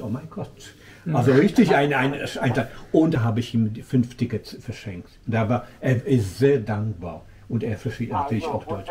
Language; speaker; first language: German; non-native, learner; Polish